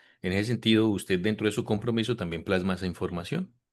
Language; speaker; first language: Spanish; native; Spanish